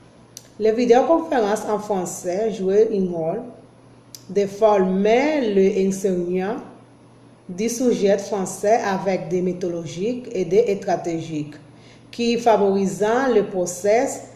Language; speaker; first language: French; non-native, learner; Spanish